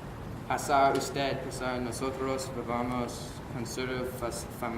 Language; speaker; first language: Spanish; non-native, learner; English